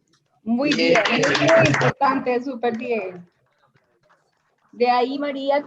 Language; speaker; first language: Spanish; native; Spanish